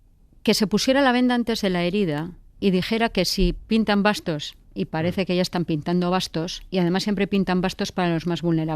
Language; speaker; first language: Spanish; native; Spanish